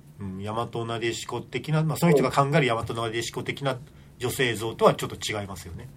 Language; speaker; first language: Japanese; native; Japanese